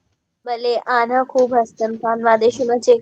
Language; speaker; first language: Persian; non-native, learner; Urdu